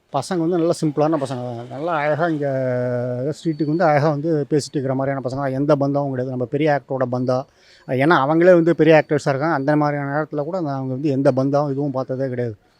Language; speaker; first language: Tamil; native; Tamil